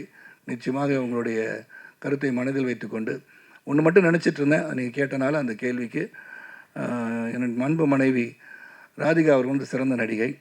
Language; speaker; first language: Tamil; native; Tamil